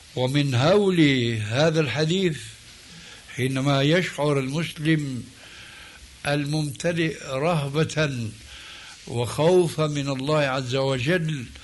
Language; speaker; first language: Arabic; native; Arabic